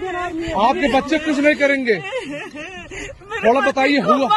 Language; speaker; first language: Hindi; non-native, local second language; Kashmiri